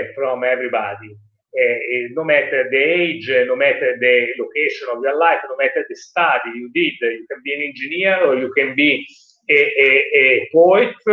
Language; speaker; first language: English; non-native, learner; Italian